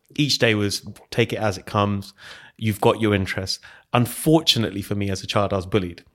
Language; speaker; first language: English; native; English